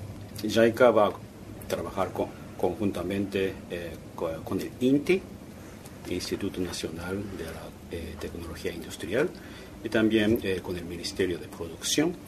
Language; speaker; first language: Spanish; non-native, fluent; Japanese